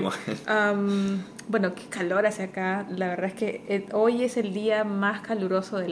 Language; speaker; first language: Spanish; early bilingual, heritage; Spanish